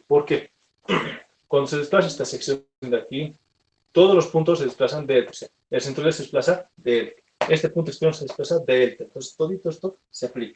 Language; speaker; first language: Spanish; native; Spanish